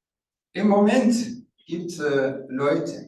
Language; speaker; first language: German; non-native, fluent; Rundi